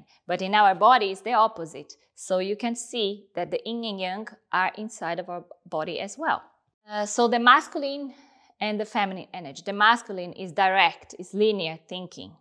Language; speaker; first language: English; non-native, fluent; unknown